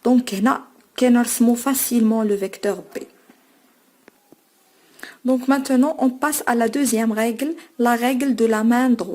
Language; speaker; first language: French; non-native, local second language; Arabic